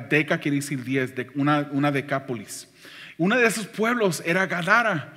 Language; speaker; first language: Spanish; native; Spanish